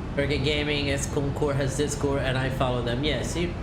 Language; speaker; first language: English; non-native, fluent; Italian